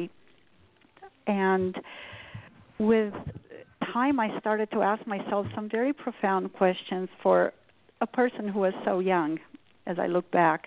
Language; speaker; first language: English; non-native, fluent; Romanian